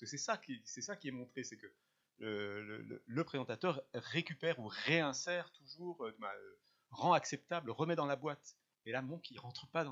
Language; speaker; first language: French; native; French